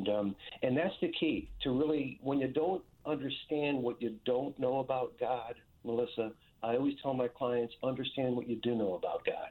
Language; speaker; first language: English; native; English